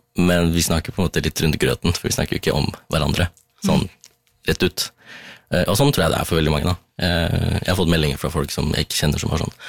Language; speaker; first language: Norwegian; early bilingual, other home language; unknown